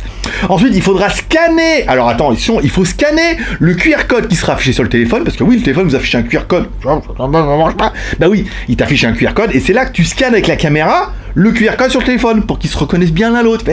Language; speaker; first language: French; native; French